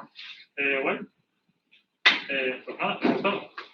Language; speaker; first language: Spanish; native; Spanish